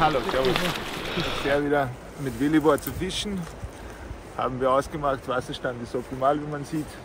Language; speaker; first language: German; native; German